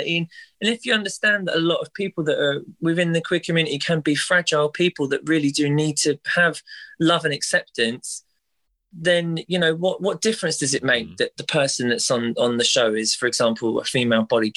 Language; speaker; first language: English; native; English